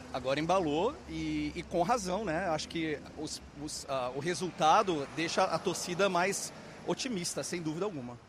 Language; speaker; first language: Portuguese; native; Portuguese